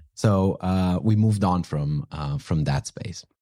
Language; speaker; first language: English; non-native, fluent; Romanian